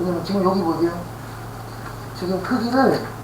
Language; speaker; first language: Korean; native; Korean